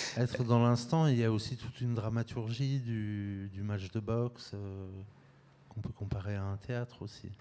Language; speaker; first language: French; native; French